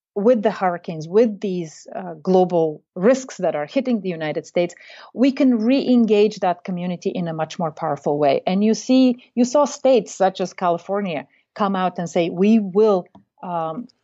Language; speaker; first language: English; non-native, fluent; Bulgarian